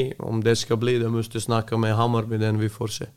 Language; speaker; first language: Swedish; non-native, fluent; Serbian